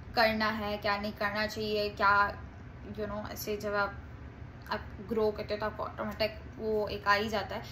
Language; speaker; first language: Hindi; non-native, local second language; Gujarati